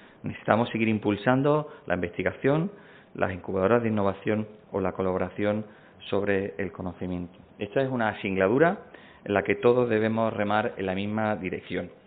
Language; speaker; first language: Spanish; native; Spanish